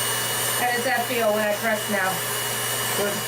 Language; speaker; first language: English; native; English